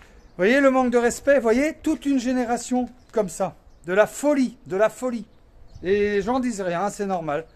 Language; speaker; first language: French; native; French